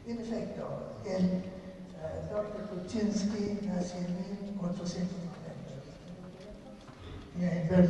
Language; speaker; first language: Spanish; non-native, fluent; English